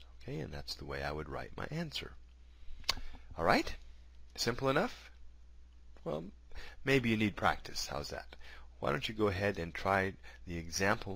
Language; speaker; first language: English; native; English